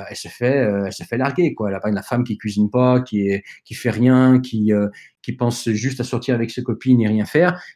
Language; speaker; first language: French; early bilingual, other home language; Dutch